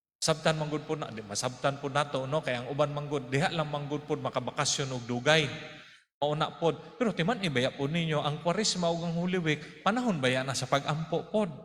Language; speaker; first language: Cebuano; native; Cebuano